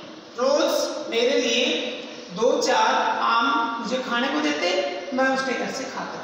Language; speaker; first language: Hindi; native; Hindi